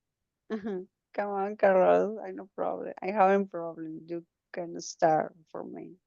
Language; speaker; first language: English; non-native, learner; Spanish